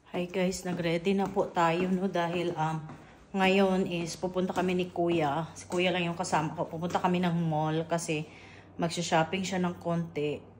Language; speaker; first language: Filipino; native; Filipino